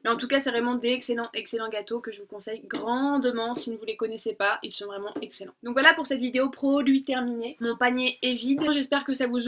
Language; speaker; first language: French; native; French